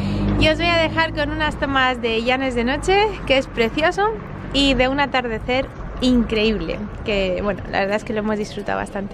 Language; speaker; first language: Spanish; native; Spanish